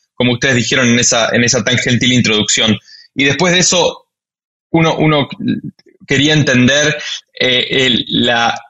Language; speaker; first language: Spanish; native; Spanish